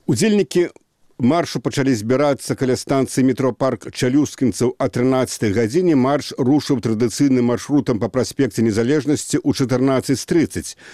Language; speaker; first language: Belarusian; native; Belarusian